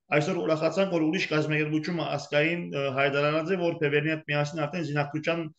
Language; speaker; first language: Armenian; early bilingual, heritage; Armenian